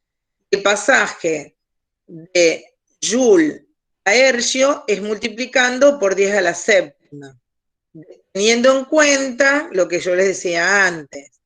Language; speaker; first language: Spanish; native; Spanish